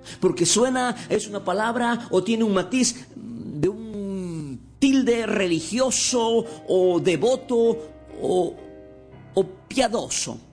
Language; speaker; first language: Spanish; native; Spanish